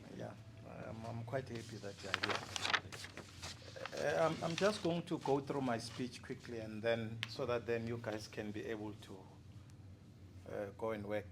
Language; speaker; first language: English; non-native, local second language; Zulu